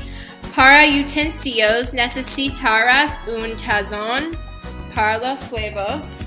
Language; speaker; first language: Spanish; non-native, learner; English